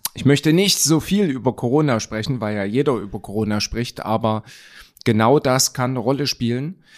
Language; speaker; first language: German; native; German